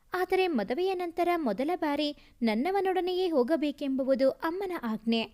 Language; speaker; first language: Kannada; native; Kannada